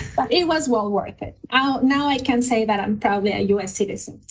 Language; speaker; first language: English; non-native, fluent; Spanish